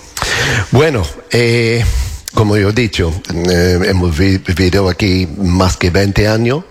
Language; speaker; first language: Spanish; non-native, learner; English